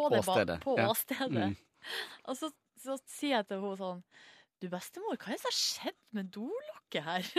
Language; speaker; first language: Norwegian; native; Norwegian